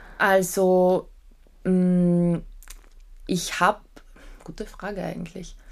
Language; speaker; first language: German; early bilingual, other home language; Polish